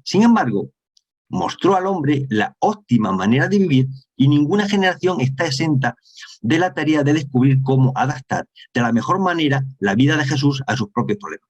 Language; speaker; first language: Spanish; native; Spanish